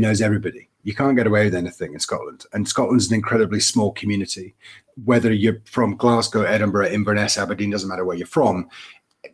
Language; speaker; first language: English; native; English